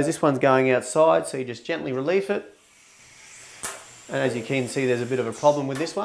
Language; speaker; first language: English; native; English